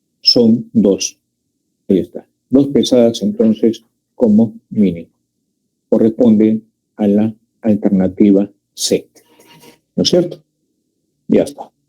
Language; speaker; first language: Spanish; native; Spanish